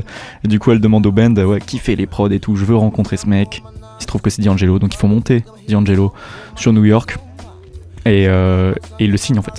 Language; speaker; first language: French; native; French